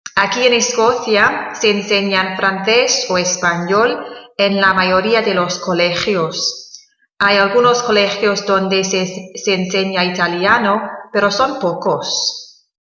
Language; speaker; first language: Spanish; non-native, fluent; English